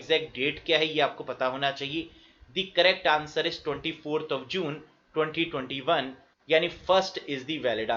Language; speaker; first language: Hindi; native; Hindi